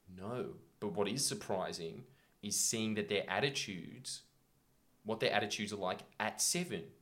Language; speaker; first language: English; native; English